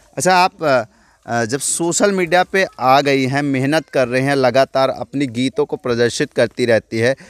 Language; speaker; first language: Hindi; native; Hindi